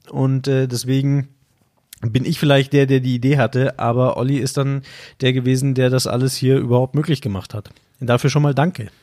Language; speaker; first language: German; native; German